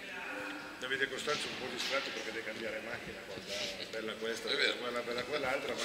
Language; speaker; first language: Italian; native; Italian